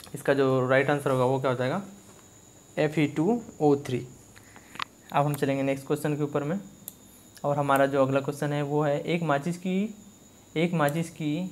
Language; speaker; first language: Hindi; native; Hindi